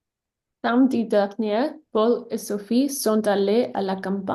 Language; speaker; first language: French; non-native, learner; English